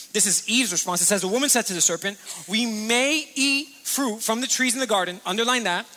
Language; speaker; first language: English; native; English